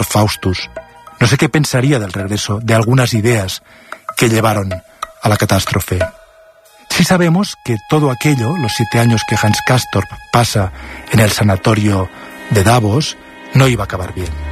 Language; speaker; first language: Spanish; native; Spanish